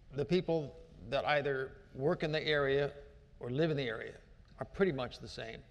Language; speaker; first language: English; native; English